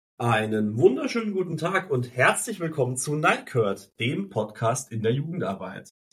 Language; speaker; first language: German; native; German